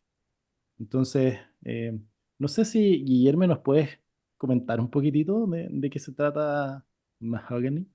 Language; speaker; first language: Spanish; native; Spanish